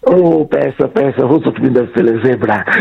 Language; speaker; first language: Hungarian; non-native, fluent; Yoruba